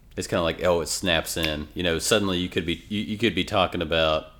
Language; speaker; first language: English; native; English